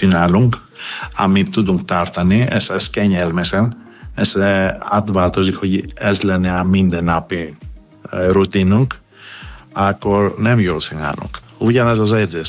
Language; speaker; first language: Hungarian; non-native, fluent; Greek